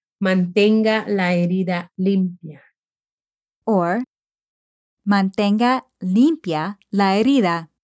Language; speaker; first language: Spanish; non-native, fluent; English